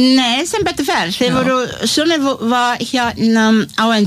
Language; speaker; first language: Icelandic; non-native, learner; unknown